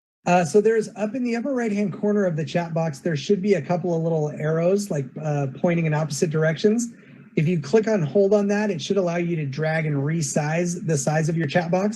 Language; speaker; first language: English; native; English